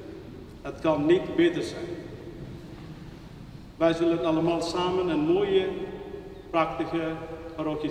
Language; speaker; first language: Dutch; non-native, fluent; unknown